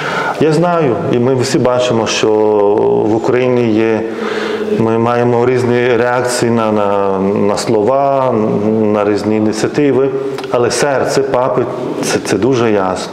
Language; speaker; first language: Ukrainian; non-native, fluent; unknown